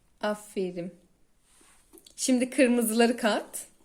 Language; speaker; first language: Turkish; native; Turkish